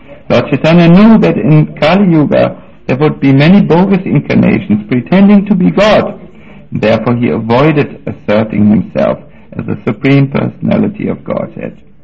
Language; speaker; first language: English; non-native, fluent; German